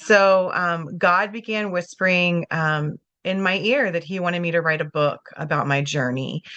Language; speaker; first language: English; native; English